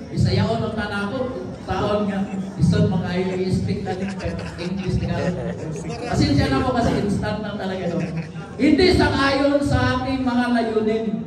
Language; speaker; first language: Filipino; non-native, local second language; Cebuano